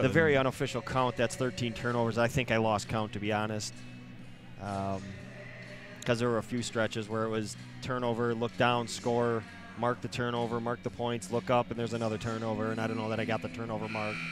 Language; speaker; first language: English; native; English